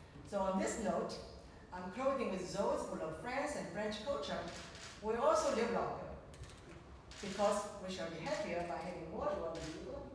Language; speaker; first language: English; non-native, fluent; Chinese